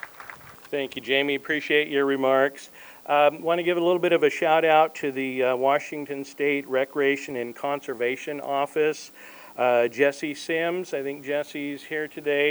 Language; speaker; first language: English; native; English